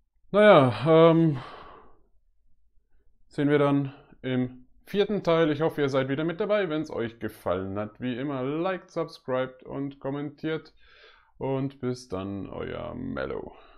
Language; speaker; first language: German; native; German